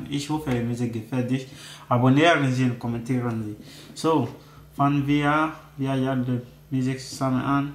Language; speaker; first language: German; non-native, learner; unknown